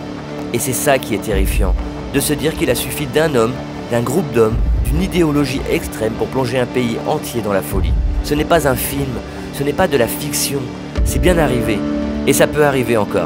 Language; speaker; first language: French; native; French